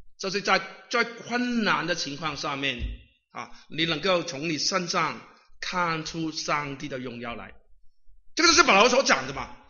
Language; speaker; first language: Chinese; non-native, local second language; Cantonese